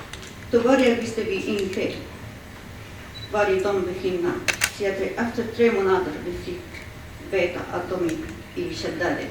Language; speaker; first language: Swedish; early bilingual, other home language; Assyrian Neo-Aramaic